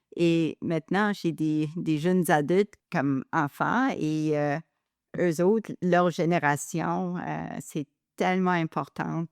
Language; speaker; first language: French; non-native, local second language; English